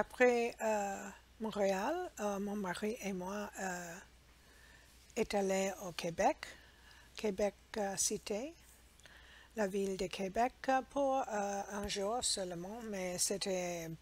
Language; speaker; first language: French; non-native, learner; English